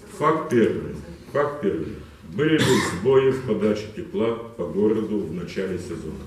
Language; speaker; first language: Russian; non-native, local second language; Ukrainian